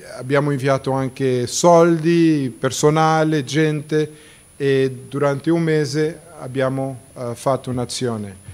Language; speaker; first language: Italian; non-native, fluent; Portuguese